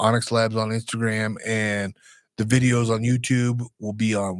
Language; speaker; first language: English; native; English